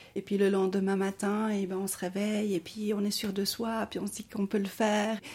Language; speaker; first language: French; early bilingual, other home language; Spanish